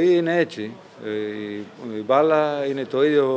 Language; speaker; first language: Greek; non-native, fluent; Spanish